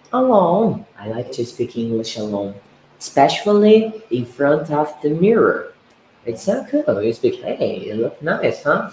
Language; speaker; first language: English; non-native, fluent; Portuguese